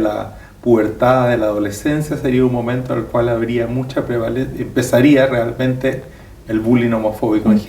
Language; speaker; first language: Spanish; native; Spanish